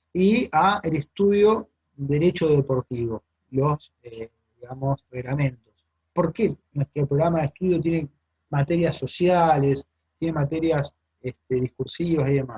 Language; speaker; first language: Spanish; native; Spanish